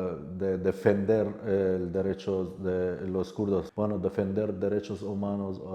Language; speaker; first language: Spanish; non-native, fluent; Kurdish